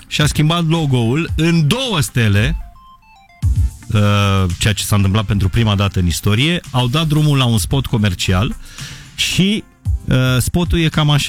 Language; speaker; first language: Romanian; native; Romanian